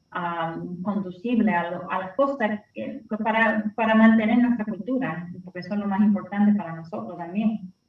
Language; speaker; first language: Spanish; early bilingual, heritage; Spanish